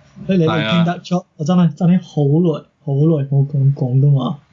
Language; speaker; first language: Cantonese; non-native, learner; English